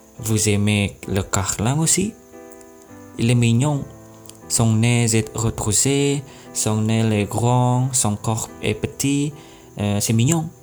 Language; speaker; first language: French; non-native, learner; Indonesian